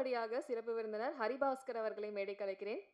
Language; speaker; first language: Tamil; native; Tamil